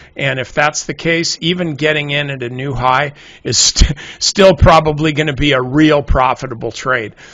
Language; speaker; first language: English; native; English